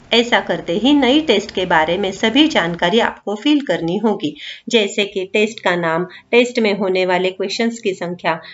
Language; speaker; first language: Hindi; non-native, local second language; Marathi